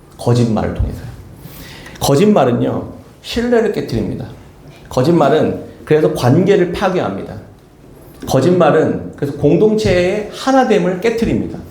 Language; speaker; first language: Korean; native; Korean